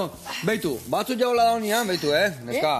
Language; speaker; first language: Basque; native; Basque